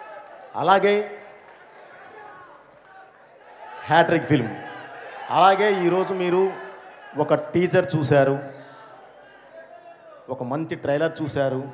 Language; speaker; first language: Telugu; native; Telugu